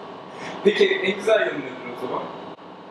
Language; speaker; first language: Turkish; native; Turkish